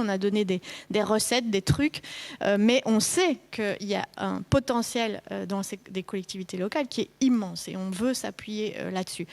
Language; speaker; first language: French; native; French